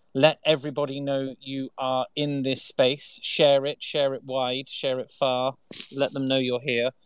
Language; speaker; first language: English; native; English